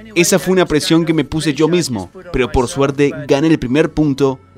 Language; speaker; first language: Spanish; non-native, fluent; Rundi